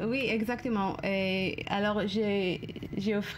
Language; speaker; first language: French; non-native, fluent; Hebrew